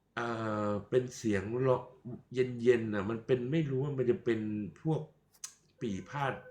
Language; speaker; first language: Thai; native; Thai